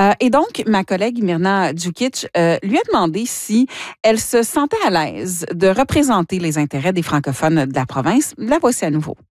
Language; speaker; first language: French; native; French